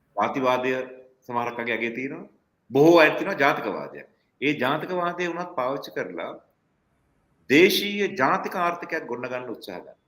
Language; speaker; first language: Sinhala; non-native, local second language; Tamil